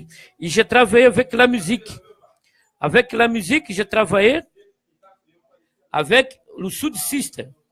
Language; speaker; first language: French; non-native, fluent; Portuguese